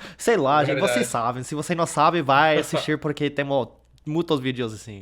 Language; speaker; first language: Portuguese; non-native, fluent; English